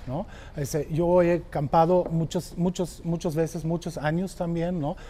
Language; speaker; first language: Spanish; non-native, fluent; German